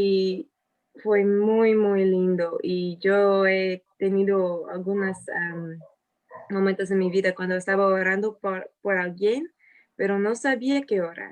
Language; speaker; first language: Spanish; non-native, fluent; English